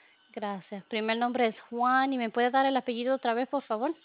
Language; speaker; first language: Spanish; early bilingual, other home language; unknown